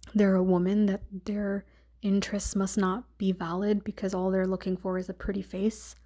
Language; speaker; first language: English; native; English